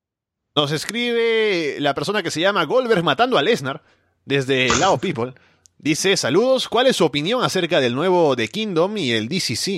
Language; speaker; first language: Spanish; native; Spanish